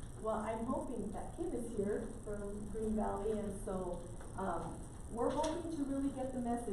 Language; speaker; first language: English; native; English